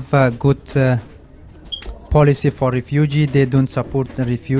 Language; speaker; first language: English; non-native, learner; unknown